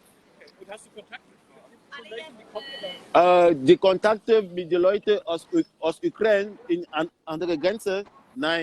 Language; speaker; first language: German; non-native, learner; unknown